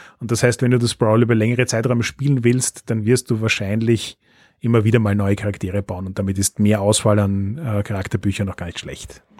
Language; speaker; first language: German; native; German